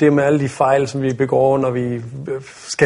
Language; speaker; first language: Danish; native; Danish